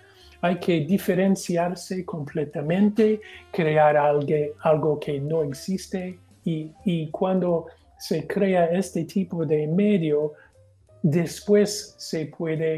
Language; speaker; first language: Spanish; non-native, fluent; English